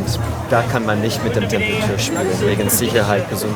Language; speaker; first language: German; non-native, learner; French